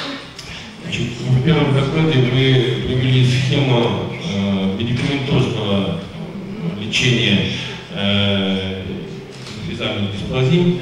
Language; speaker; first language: Russian; native; Russian